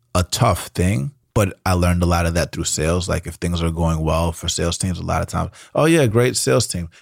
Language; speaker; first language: English; early bilingual, other home language; Spanish